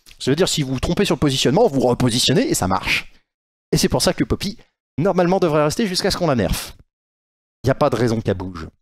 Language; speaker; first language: French; native; French